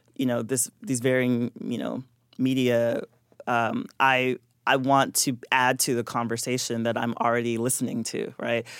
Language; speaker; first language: English; native; English